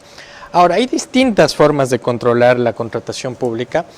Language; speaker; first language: Spanish; native; Spanish